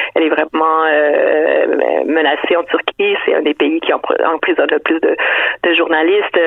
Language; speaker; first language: French; native; French